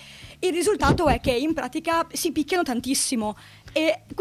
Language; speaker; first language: Italian; native; Italian